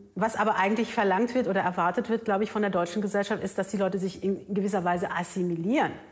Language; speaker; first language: German; early bilingual, other home language; Arabic